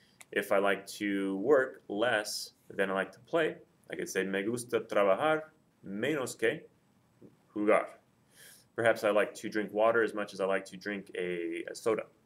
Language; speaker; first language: English; native; English